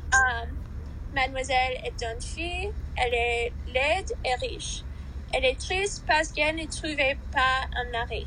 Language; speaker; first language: French; non-native, learner; English